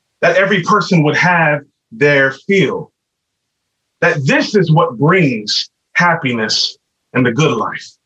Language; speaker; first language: English; native; English